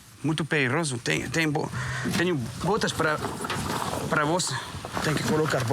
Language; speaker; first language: Portuguese; non-native, learner; French